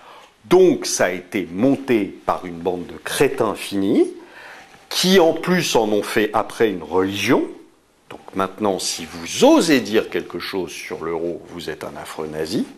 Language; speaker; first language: French; native; French